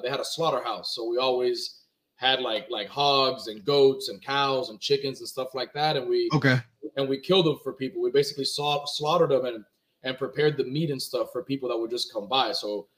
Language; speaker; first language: English; early bilingual, other home language; Spanish